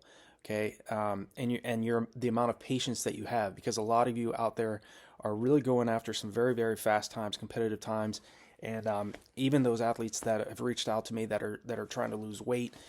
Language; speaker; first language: English; native; English